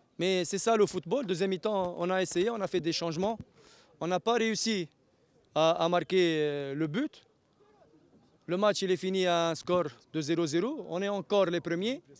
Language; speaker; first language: French; non-native, local second language; Arabic